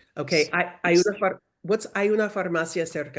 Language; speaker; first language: Spanish; non-native, learner; English